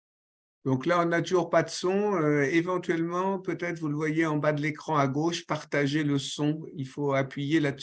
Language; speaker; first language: French; native; French